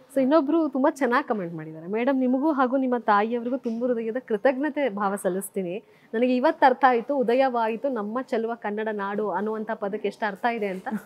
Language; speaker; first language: Kannada; native; Kannada